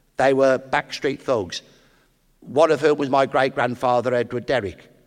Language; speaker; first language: English; native; English